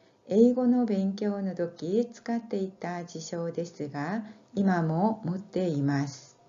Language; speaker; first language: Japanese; non-native, fluent; Korean